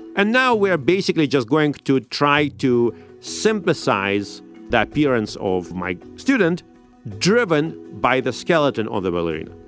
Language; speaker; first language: English; non-native, fluent; Russian